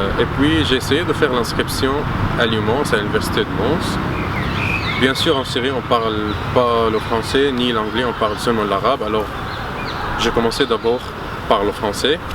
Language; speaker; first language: French; non-native, fluent; Arabic